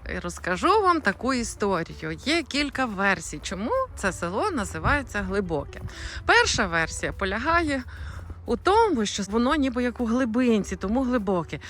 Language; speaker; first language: Ukrainian; native; Ukrainian